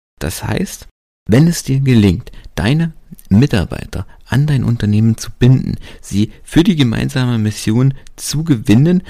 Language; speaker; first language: German; native; German